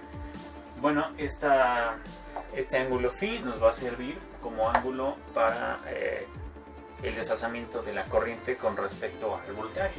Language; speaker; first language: Spanish; native; Spanish